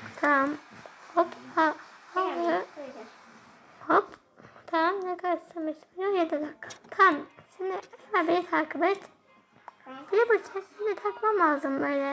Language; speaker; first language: Turkish; early bilingual, heritage; Turkish